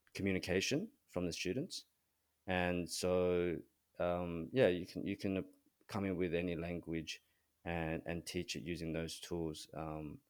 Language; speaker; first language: English; early bilingual, other home language; Korean